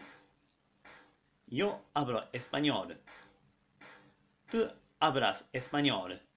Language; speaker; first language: Spanish; non-native, fluent; Japanese